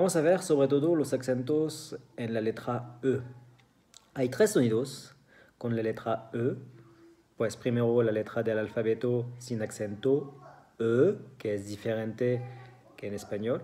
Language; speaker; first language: Spanish; non-native, fluent; French